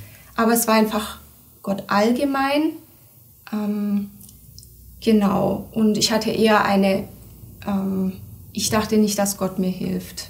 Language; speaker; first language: German; early bilingual, other home language; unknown